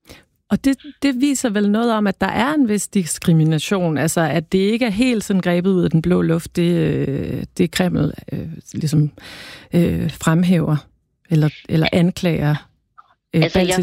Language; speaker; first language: Danish; native; Danish